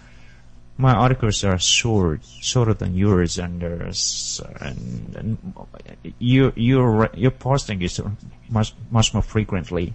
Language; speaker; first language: English; non-native, learner; Japanese